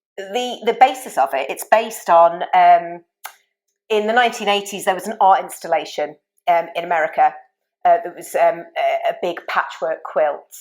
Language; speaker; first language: English; native; English